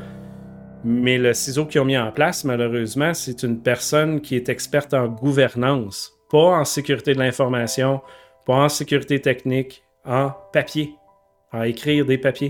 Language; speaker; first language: French; native; French